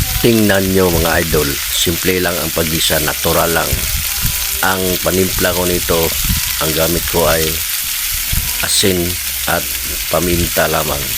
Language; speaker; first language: Filipino; non-native, local second language; Cebuano